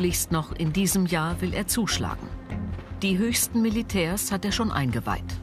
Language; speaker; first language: German; native; German